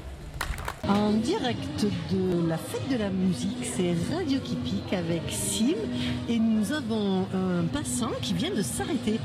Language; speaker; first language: French; native; French